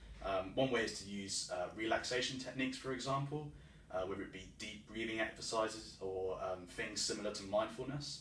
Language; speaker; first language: English; native; English